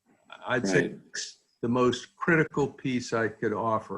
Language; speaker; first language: English; native; English